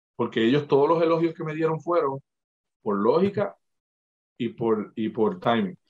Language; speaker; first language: Spanish; native; Spanish